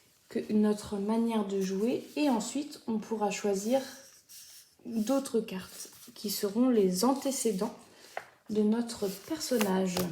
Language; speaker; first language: French; native; French